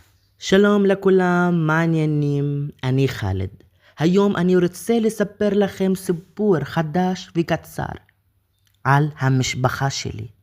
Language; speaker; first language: Hebrew; non-native, fluent; Arabic